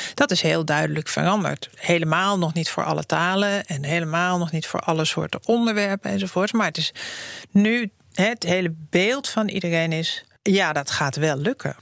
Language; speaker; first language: Dutch; native; Dutch